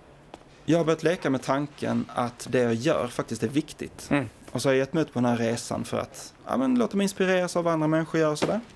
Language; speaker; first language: Swedish; native; Swedish